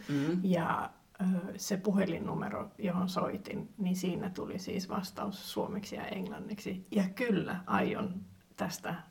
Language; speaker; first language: Finnish; non-native, local second language; Swedish